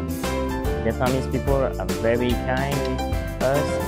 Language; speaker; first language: English; non-native, learner; French